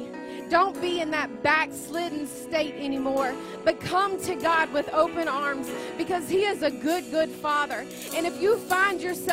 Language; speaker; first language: English; native; English